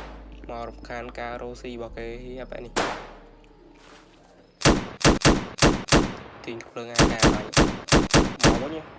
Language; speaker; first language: Khmer; native; Khmer